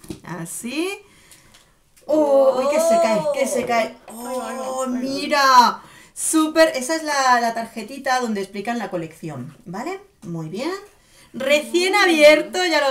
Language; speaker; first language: Spanish; native; Spanish